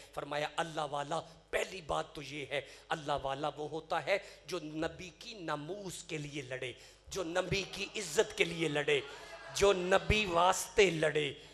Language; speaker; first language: Urdu; non-native, local second language; Punjabi